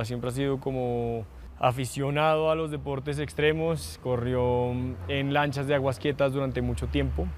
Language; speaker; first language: Spanish; native; Spanish